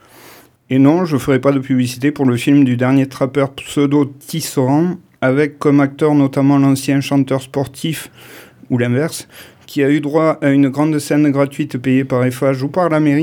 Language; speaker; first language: French; native; French